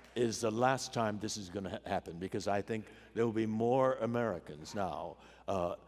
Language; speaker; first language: English; native; English